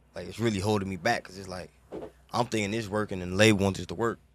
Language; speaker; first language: English; native; English